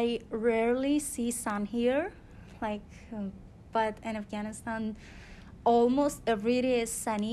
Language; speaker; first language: English; non-native, fluent; Persian